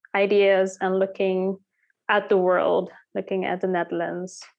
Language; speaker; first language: English; early bilingual, heritage; Dutch